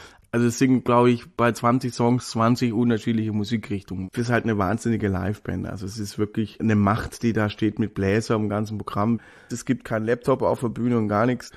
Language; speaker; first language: German; native; German